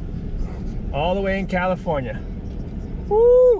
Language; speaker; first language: English; native; English